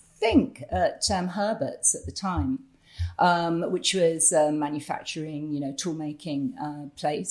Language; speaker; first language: English; native; English